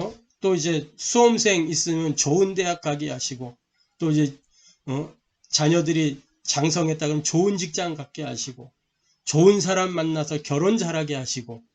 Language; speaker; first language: Korean; native; Korean